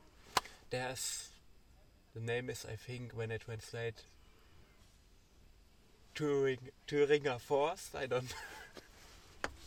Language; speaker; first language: English; non-native, learner; German